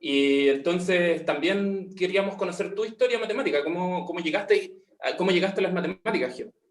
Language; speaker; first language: Spanish; native; Spanish